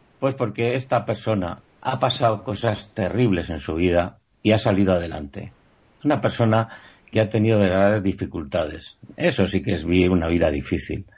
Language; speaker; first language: Spanish; native; Spanish